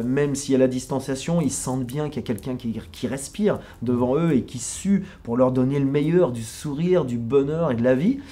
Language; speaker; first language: French; native; French